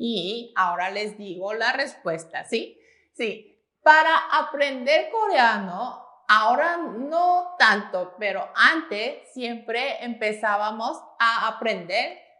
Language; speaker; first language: Spanish; non-native, fluent; Korean